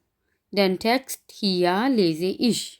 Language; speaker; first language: German; non-native, fluent; Urdu